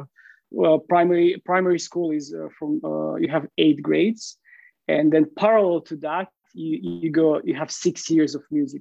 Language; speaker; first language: English; non-native, fluent; Croatian